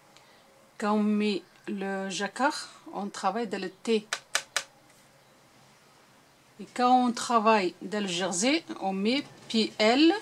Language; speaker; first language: French; non-native, local second language; Arabic